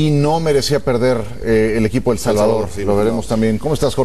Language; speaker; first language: Spanish; native; Spanish